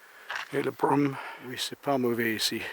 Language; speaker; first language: French; non-native, learner; English